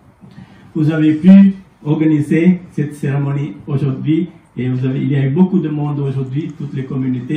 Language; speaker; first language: French; non-native, fluent; Sinhala